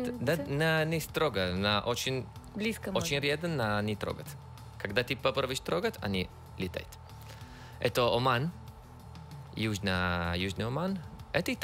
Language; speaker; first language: Russian; non-native, learner; Italian